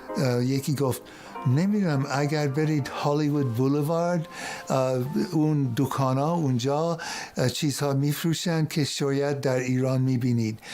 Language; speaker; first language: Persian; non-native, fluent; English